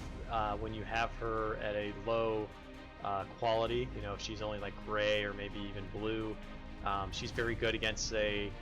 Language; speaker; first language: English; native; English